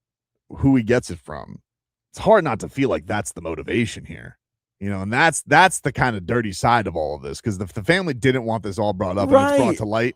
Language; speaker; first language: English; native; English